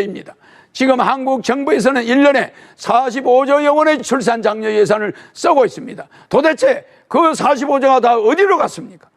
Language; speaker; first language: Korean; native; Korean